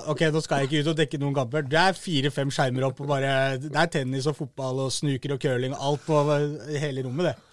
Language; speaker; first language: Norwegian; native; Norwegian